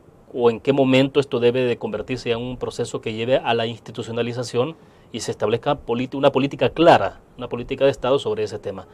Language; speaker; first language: Spanish; native; Spanish